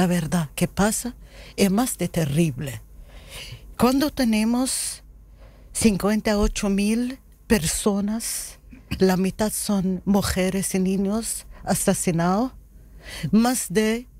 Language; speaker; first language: Spanish; non-native, learner; Arabic